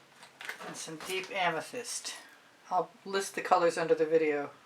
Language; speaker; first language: English; native; English